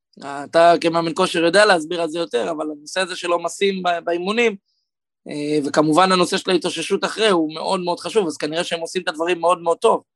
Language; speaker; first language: Hebrew; native; Hebrew